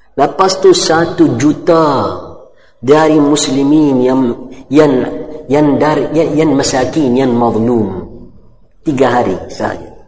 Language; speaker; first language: Malay; non-native, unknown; Arabic